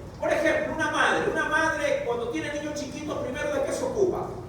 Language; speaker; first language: Spanish; native; Spanish